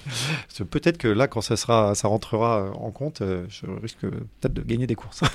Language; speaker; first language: French; native; French